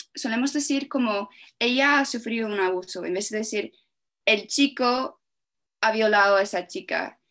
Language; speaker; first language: Spanish; non-native, fluent; English